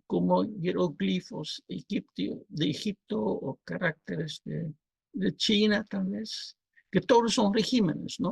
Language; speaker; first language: Spanish; non-native, fluent; Dutch